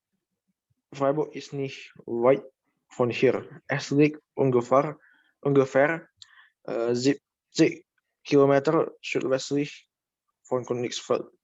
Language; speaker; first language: German; non-native, learner; Indonesian